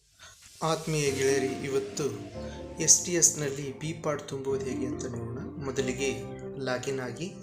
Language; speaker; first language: Kannada; native; Kannada